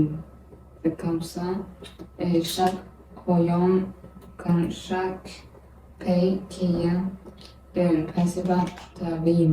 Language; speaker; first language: French; non-native, learner; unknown